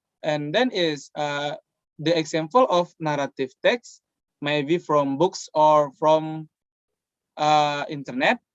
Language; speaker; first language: English; non-native, learner; Indonesian